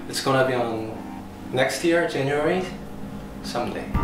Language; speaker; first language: English; early bilingual, other home language; Korean